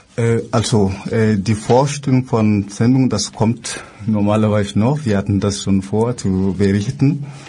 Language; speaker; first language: German; non-native, fluent; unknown